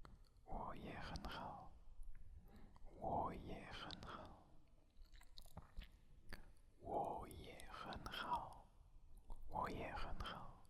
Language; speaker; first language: Chinese; non-native, learner; French